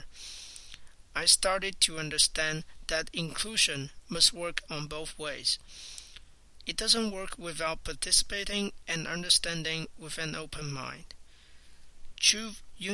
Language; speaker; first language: English; non-native, fluent; Chinese